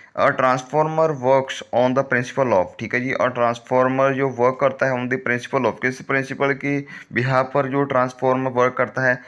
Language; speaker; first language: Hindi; non-native, local second language; Punjabi